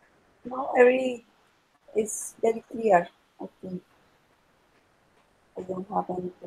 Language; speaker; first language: English; non-native, learner; Spanish